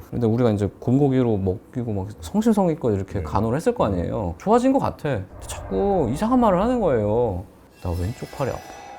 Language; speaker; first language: Korean; native; Korean